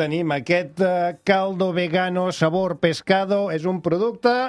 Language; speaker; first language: Catalan; native; Catalan